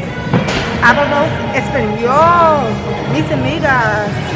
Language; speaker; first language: Spanish; non-native, learner; English